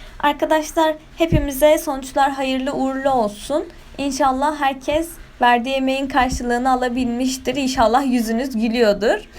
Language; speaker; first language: Turkish; native; Turkish